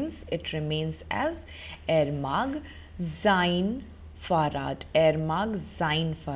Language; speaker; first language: German; non-native, fluent; Hindi